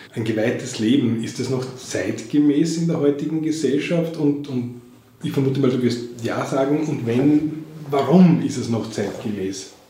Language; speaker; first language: German; native; German